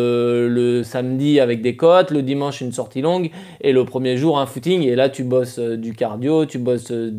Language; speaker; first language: French; native; French